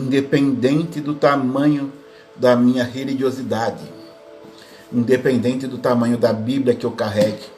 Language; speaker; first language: Portuguese; native; Portuguese